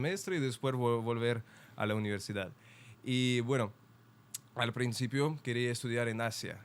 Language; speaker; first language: Spanish; non-native, fluent; Ukrainian